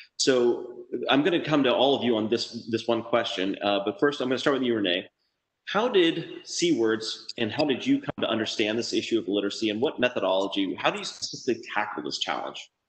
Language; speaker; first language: English; native; English